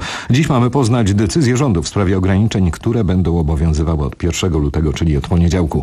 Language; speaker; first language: Polish; native; Polish